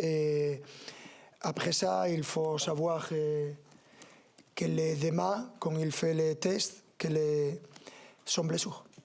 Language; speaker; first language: French; non-native, learner; Spanish